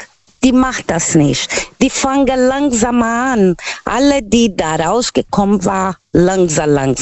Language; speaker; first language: German; non-native, learner; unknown